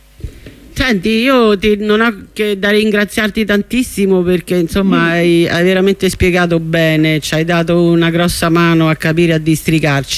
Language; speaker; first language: Italian; native; Italian